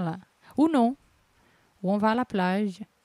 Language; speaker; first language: French; non-native, fluent; Portuguese